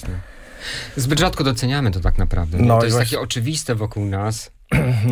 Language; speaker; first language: Polish; native; Polish